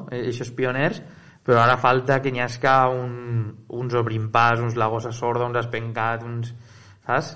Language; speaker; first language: Catalan; native; Catalan